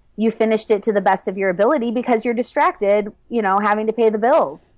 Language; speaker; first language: English; native; English